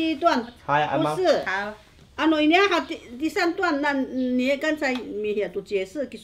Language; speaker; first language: Chinese; non-native, local second language; Amis